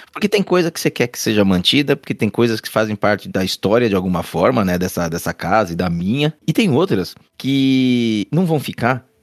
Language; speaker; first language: Portuguese; native; Portuguese